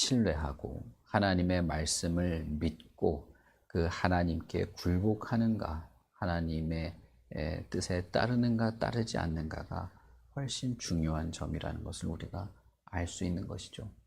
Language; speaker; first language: Korean; native; Korean